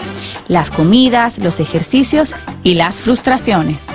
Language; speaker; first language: Spanish; native; Spanish